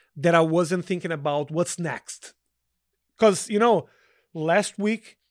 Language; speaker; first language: English; non-native, fluent; Portuguese